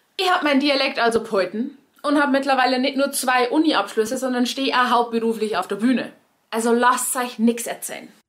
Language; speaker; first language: German; native; German